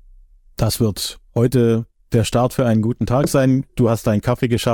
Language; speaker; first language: German; native; German